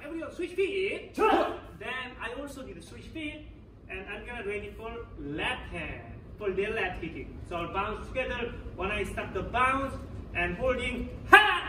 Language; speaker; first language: English; non-native, learner; Korean